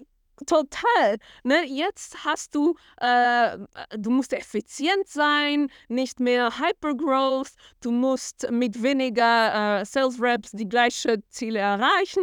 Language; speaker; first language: German; non-native, fluent; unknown